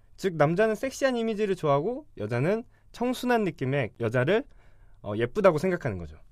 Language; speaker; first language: Korean; native; Korean